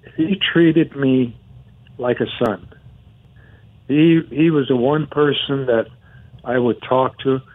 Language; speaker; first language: English; non-native, fluent; Spanish